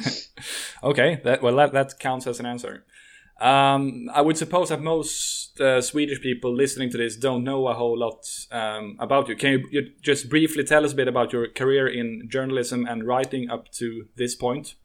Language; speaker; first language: English; non-native, fluent; Dutch